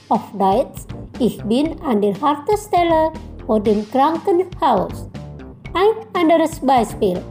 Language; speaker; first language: German; non-native, fluent; Indonesian